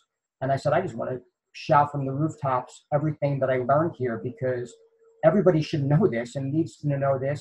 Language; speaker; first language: English; native; English